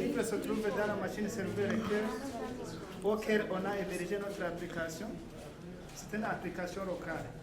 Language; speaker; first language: French; non-native, local second language; Rundi